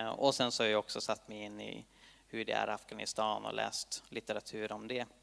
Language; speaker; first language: Swedish; native; Swedish